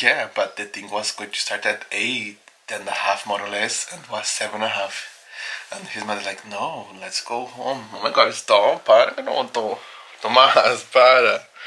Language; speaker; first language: English; non-native, learner; Portuguese